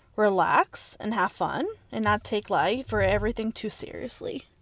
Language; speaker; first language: English; early bilingual, other home language; Spanish